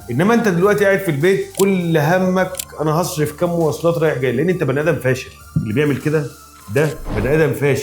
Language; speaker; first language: Arabic; native; Arabic